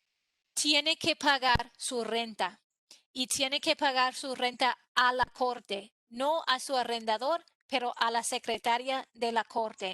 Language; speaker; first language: Spanish; non-native, fluent; English